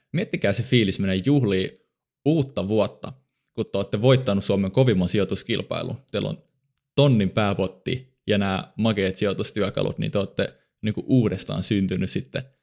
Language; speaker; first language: Finnish; native; Finnish